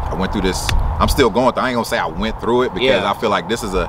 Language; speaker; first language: English; native; English